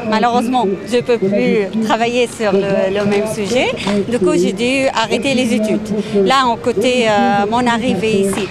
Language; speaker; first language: French; non-native, fluent; Arabic